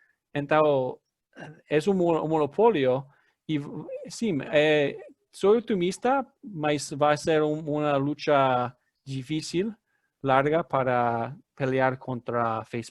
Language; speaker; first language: Portuguese; non-native, learner; English